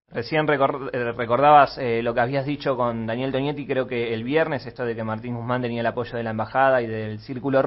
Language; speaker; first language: Spanish; native; Spanish